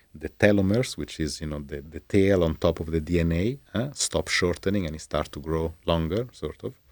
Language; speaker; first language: English; non-native, fluent; Italian